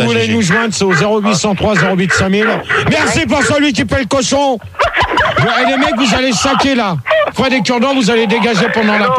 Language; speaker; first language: French; native; French